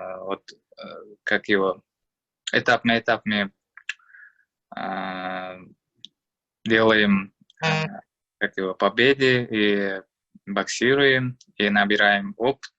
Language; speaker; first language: Russian; non-native, learner; Uzbek